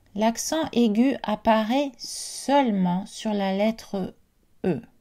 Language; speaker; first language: French; native; French